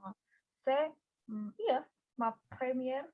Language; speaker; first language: French; non-native, learner; Indonesian